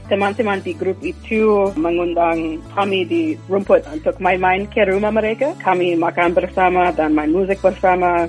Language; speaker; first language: Indonesian; non-native, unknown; English